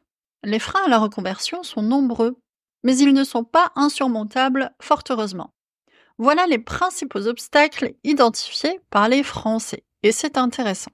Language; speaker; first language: French; native; French